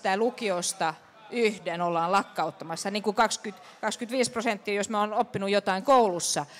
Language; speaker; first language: Finnish; non-native, local second language; Swedish